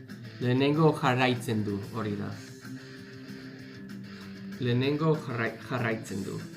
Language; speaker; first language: Basque; non-native, learner; English